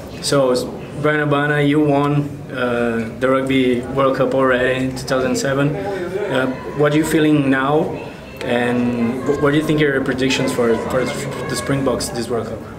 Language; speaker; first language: English; non-native, fluent; Portuguese